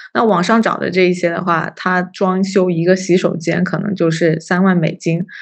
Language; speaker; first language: Chinese; native; Chinese